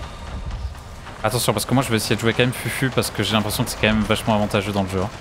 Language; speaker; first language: French; native; French